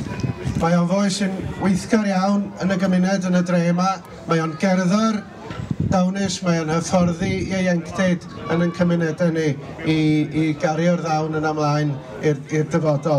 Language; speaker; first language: Welsh; native; Welsh